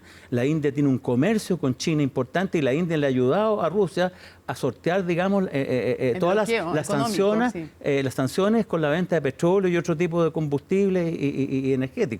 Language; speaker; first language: Spanish; native; Spanish